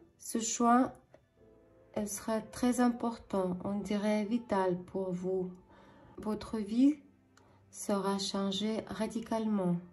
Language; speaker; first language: French; non-native, fluent; Ukrainian